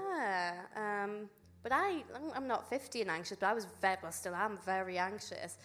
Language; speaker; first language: English; native; English